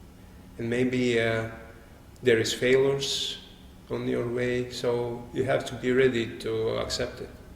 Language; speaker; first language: English; non-native, fluent; Latvian